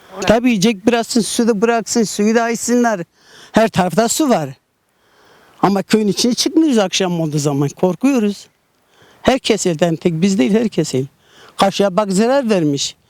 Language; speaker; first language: Turkish; non-native, local second language; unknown